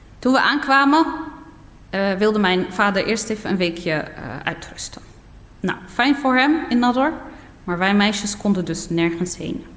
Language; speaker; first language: Dutch; early bilingual, other home language; Riffian